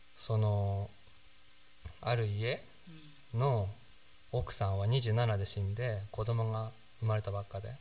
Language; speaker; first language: Japanese; native; Japanese